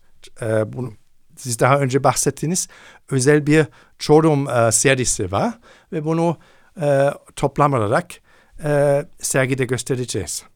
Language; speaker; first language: Turkish; non-native, fluent; German